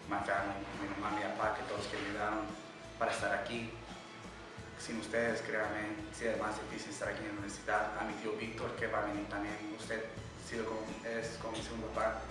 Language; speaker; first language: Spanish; early bilingual, heritage; Spanish